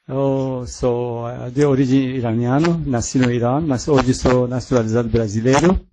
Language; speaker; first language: Portuguese; non-native, fluent; Persian